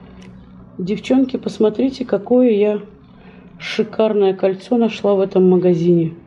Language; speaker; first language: Russian; native; Russian